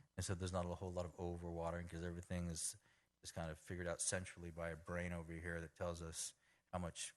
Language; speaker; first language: English; native; English